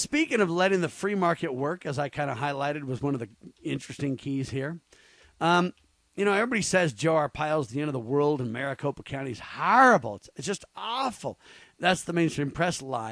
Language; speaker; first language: English; native; English